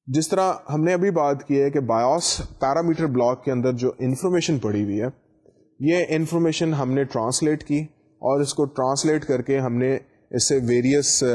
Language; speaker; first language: Urdu; native; Urdu